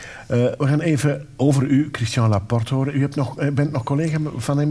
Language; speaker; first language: Dutch; native; Dutch